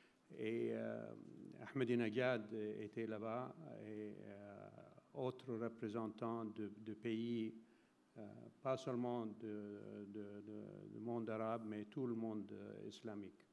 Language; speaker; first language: French; non-native, fluent; Arabic